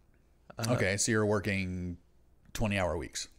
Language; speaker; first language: English; native; English